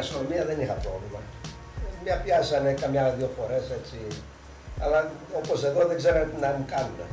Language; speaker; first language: Greek; early bilingual, heritage; Greek